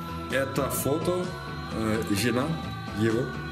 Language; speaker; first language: Russian; non-native, learner; Dutch